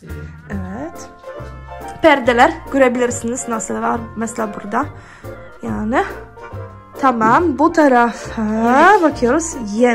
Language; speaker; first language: Turkish; non-native, learner; Polish